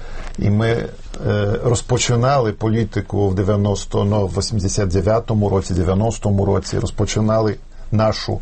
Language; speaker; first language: Ukrainian; non-native, fluent; Polish